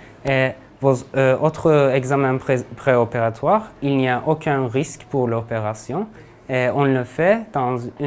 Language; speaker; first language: French; non-native, fluent; Turkish